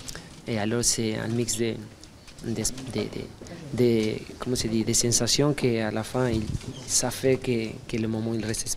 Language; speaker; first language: French; non-native, fluent; Spanish